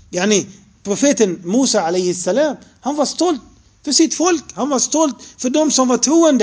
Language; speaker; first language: Swedish; non-native, fluent; Arabic